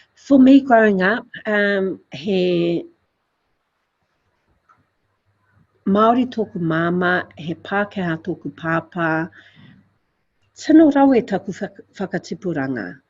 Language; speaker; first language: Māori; non-native, local second language; English